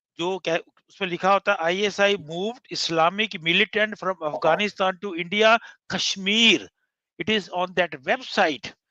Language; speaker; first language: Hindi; non-native, local second language; Punjabi